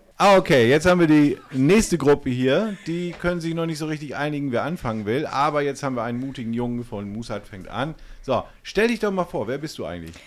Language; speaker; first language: German; native; German